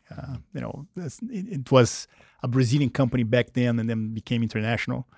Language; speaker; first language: English; non-native, fluent; Portuguese